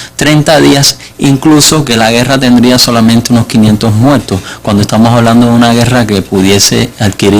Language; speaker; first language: Spanish; native; Spanish